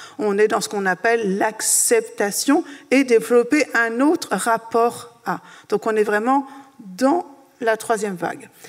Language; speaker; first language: French; native; French